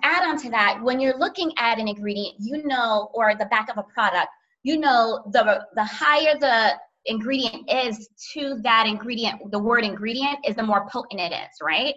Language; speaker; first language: English; native; English